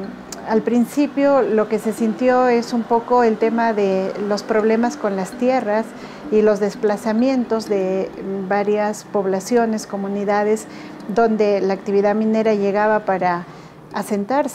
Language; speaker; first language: Spanish; native; Spanish